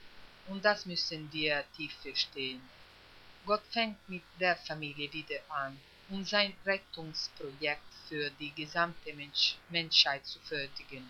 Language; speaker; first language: German; non-native, fluent; Italian